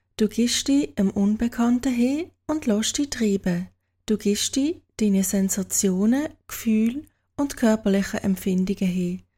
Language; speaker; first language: German; native; German